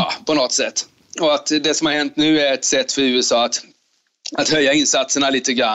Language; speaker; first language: Swedish; native; Swedish